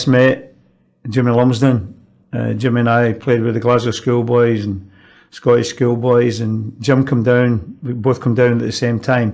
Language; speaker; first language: English; native; English